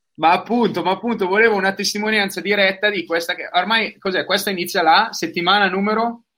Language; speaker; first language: Italian; native; Italian